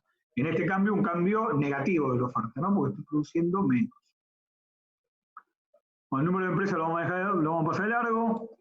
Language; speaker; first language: Spanish; native; Spanish